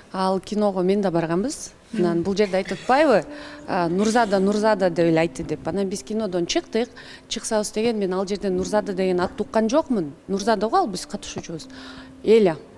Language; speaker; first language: Kyrgyz; native; Kyrgyz